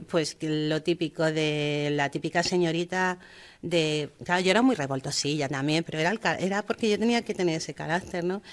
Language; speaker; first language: Spanish; early bilingual, heritage; German